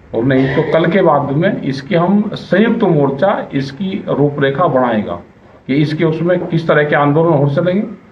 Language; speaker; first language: Hindi; native; Hindi